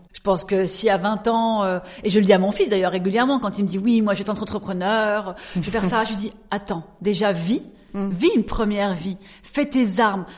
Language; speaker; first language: French; native; French